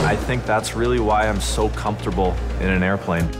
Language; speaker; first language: English; native; English